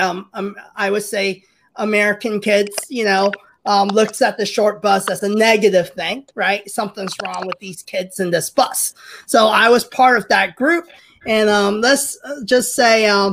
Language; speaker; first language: English; early bilingual, other home language; Cantonese